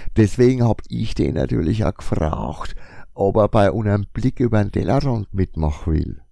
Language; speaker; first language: German; native; German